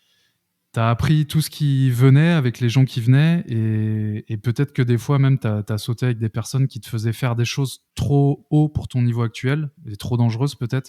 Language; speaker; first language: French; native; French